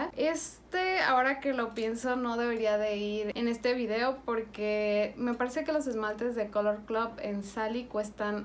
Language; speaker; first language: Spanish; native; Spanish